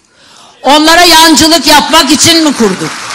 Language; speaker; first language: Turkish; native; Turkish